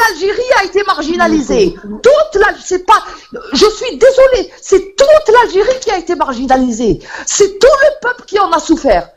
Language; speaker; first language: French; non-native, local second language; Kabyle